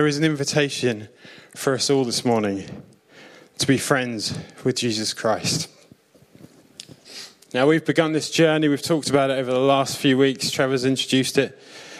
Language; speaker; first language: English; native; English